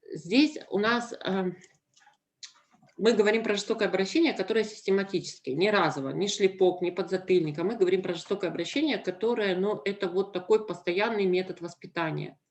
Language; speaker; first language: Russian; native; Russian